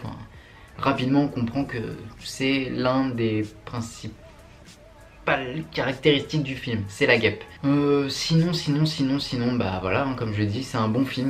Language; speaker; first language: French; native; French